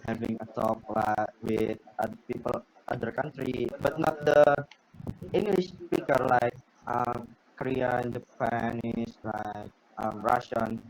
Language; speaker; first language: English; non-native, learner; Indonesian